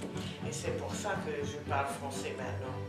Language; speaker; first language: French; non-native, fluent; English